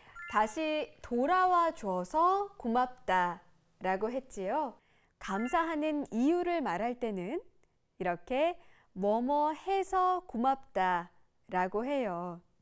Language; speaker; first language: Korean; native; Korean